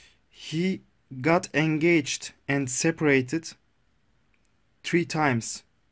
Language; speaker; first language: English; non-native, learner; Turkish